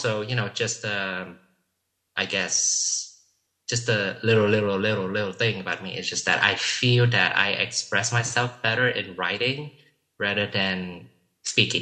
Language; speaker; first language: English; non-native, fluent; Vietnamese